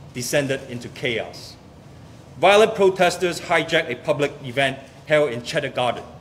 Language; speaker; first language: English; non-native, local second language; Cantonese